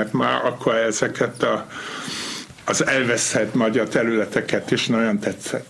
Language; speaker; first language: Hungarian; non-native, fluent; German